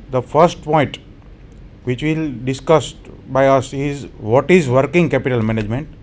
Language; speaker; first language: English; non-native, local second language; Gujarati